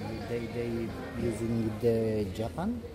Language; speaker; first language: English; non-native, learner; Polish